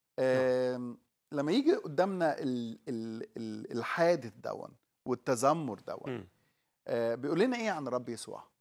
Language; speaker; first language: Arabic; native; Arabic